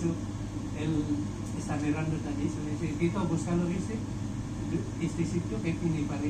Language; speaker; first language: Spanish; non-native, learner; Filipino